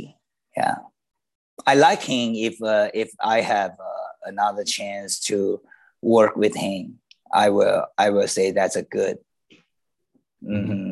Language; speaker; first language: English; non-native, learner; Chinese